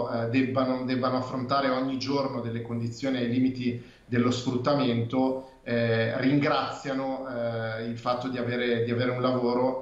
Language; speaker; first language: Italian; native; Italian